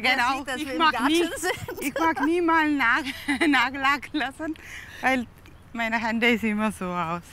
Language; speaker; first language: German; non-native, learner; Tamil